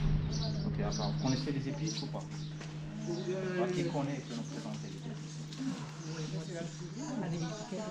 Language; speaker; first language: French; non-native, local second language; Arabic